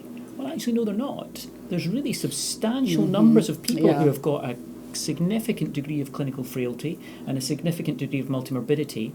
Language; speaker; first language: English; native; English